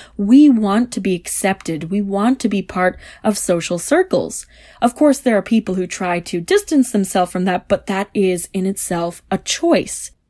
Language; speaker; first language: English; native; English